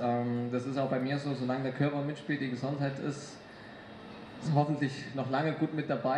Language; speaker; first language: German; native; German